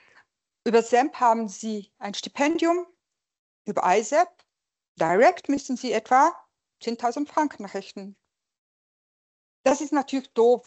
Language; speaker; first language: German; non-native, local second language; French